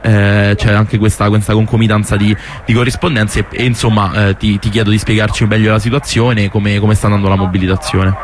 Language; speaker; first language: Italian; native; Italian